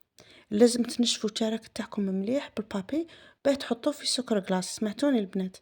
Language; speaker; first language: Arabic; native; Arabic